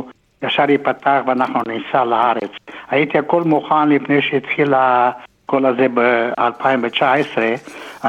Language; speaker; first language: Hebrew; non-native, fluent; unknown